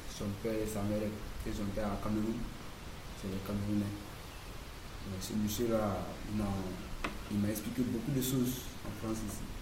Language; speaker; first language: French; non-native, learner; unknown